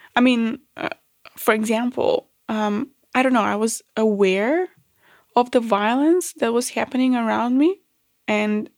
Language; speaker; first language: English; non-native, fluent; Macedonian